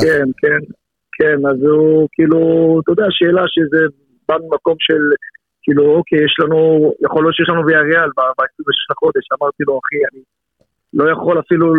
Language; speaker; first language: Hebrew; native; Hebrew